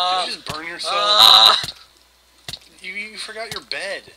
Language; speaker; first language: English; native; English